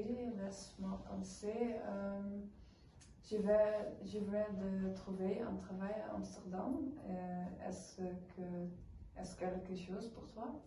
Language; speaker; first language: French; non-native, learner; Dutch